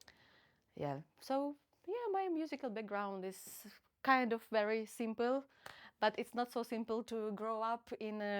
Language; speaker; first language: English; non-native, fluent; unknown